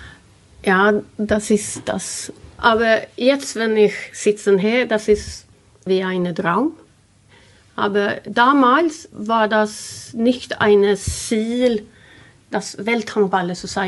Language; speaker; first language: German; non-native, learner; Swedish